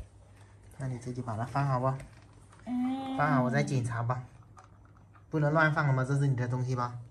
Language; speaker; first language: Chinese; native; Chinese